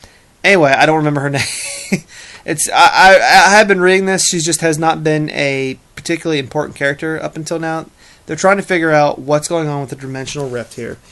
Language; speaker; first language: English; native; English